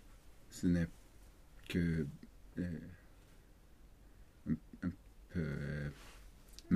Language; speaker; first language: French; non-native, learner; Swedish